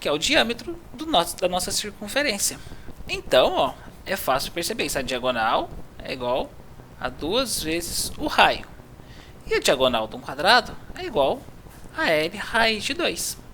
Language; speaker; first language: Portuguese; native; Portuguese